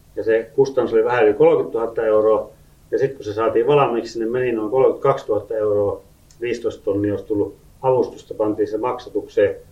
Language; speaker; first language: Finnish; native; Finnish